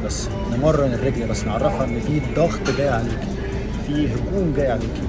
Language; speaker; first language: Arabic; native; Arabic